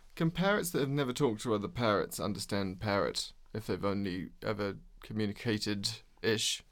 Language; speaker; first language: English; native; English